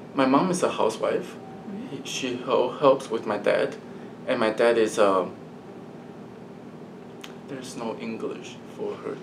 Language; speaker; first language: English; early bilingual, other home language; Chinese